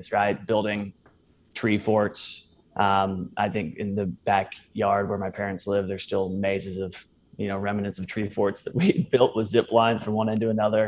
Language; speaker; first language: English; native; English